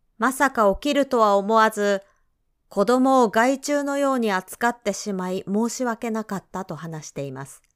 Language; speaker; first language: Japanese; native; Japanese